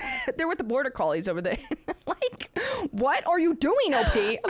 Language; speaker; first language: English; native; English